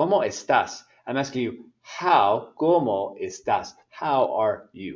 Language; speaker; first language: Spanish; non-native, fluent; English